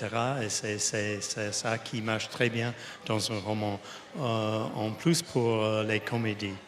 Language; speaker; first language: French; non-native, fluent; English